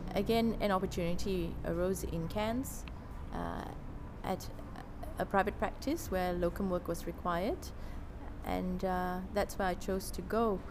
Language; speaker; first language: English; non-native, local second language; Tamil